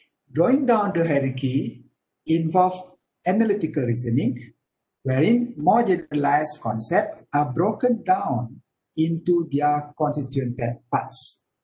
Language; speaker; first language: English; non-native, local second language; Malay